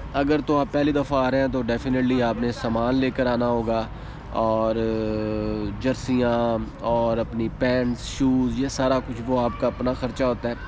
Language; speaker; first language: Urdu; non-native, local second language; Punjabi